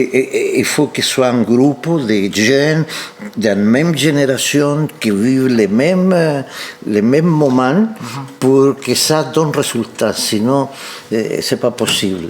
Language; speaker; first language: French; non-native, fluent; Spanish